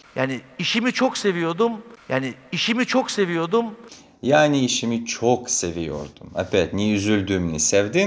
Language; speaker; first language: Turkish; non-native, fluent; Russian